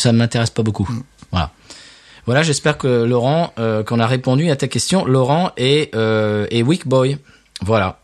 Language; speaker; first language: French; native; French